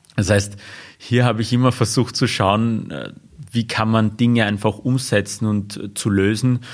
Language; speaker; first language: German; early bilingual, other home language; Armenian